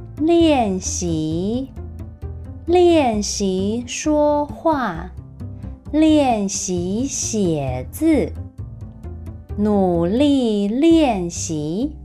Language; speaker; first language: Chinese; native; Chinese